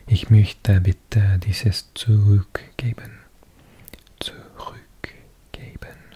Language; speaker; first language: German; non-native, learner; English